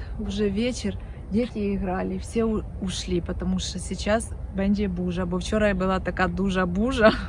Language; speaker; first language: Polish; non-native, learner; Russian